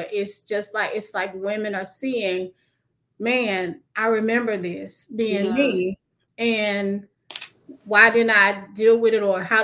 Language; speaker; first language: English; native; English